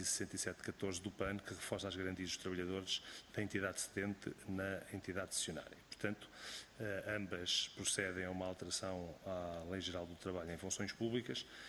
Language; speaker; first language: Portuguese; native; Portuguese